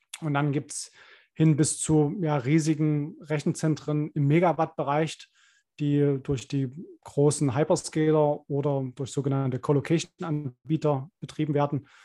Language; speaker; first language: German; native; German